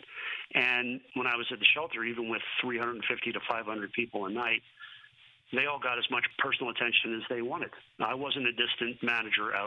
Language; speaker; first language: English; native; English